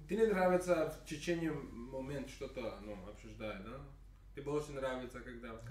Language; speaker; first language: Russian; non-native, learner; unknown